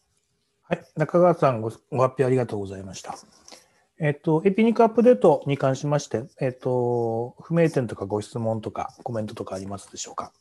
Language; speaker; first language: Japanese; native; Japanese